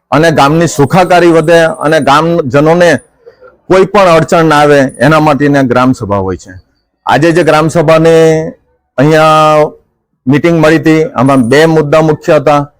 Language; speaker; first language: Gujarati; native; Gujarati